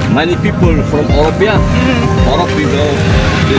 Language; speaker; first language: English; non-native, learner; Arabic